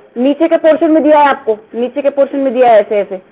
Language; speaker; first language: Hindi; non-native, local second language; Marathi